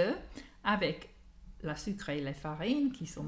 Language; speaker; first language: French; non-native, learner; English